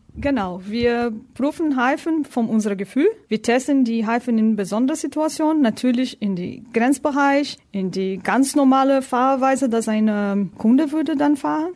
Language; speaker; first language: German; non-native, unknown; Portuguese